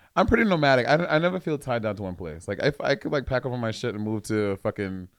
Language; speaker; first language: English; native; English